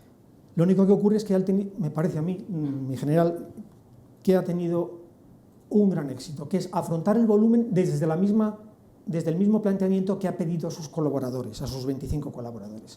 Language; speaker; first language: Spanish; native; Spanish